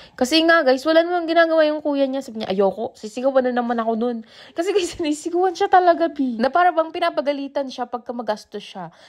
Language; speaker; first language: Filipino; native; Filipino